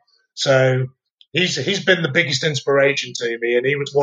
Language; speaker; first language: English; native; English